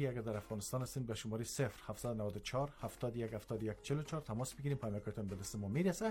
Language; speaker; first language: Persian; native; Persian